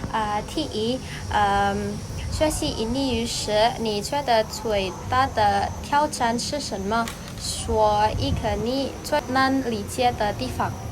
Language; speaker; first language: Chinese; non-native, learner; Indonesian